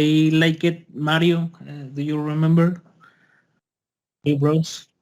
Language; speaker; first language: English; non-native, learner; Spanish